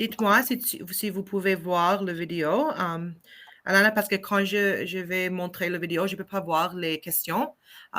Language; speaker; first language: French; non-native, fluent; English